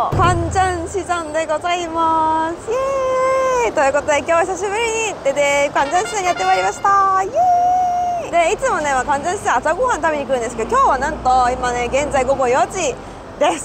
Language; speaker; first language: Japanese; native; Japanese